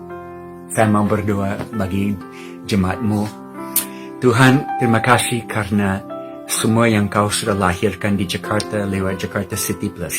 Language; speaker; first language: Indonesian; non-native, fluent; English